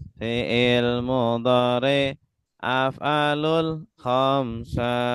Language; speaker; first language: Arabic; non-native, fluent; Indonesian